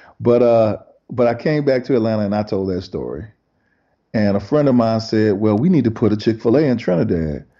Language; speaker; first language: English; native; English